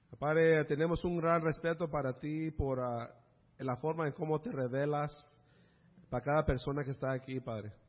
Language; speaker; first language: Spanish; early bilingual, heritage; Spanish